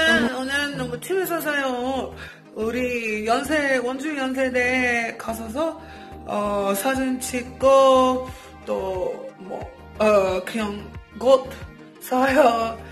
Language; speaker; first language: Korean; non-native, learner; English